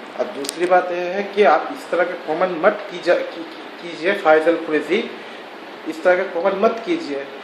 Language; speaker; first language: Hindi; non-native, local second language; Bangla